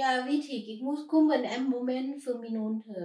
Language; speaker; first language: German; non-native, learner; Thai